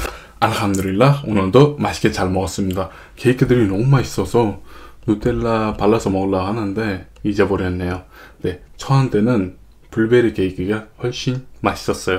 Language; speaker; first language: Korean; non-native, fluent; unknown